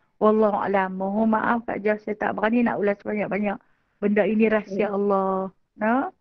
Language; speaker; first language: Malay; native; Malay